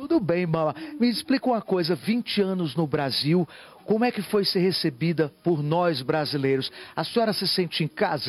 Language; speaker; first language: Portuguese; native; Portuguese